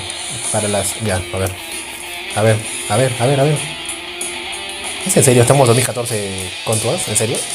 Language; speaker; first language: Spanish; native; Spanish